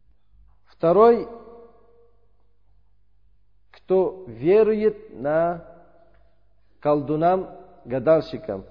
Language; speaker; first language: Russian; non-native, learner; Uzbek